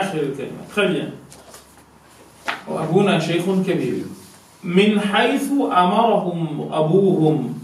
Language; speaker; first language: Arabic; non-native, local second language; Comorian